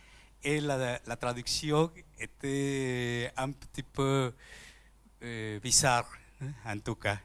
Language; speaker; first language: French; non-native, learner; Spanish